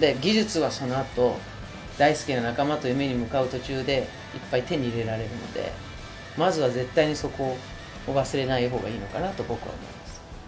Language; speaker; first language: Japanese; native; Japanese